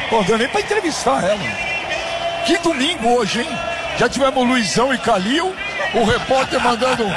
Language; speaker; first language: Portuguese; native; Portuguese